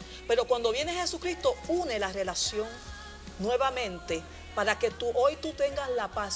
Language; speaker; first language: Spanish; native; Spanish